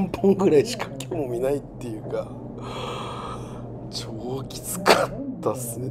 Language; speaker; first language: Japanese; native; Japanese